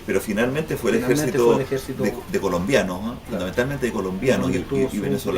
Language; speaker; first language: Spanish; native; Spanish